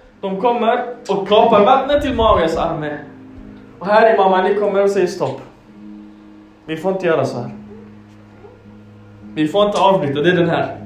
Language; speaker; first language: Swedish; non-native, fluent; Arabic